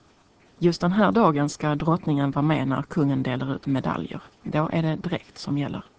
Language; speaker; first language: Swedish; native; Swedish